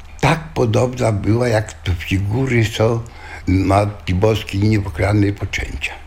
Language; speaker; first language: Polish; native; Polish